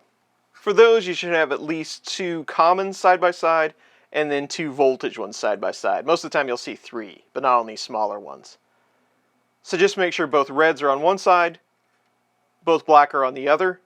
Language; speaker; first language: English; native; English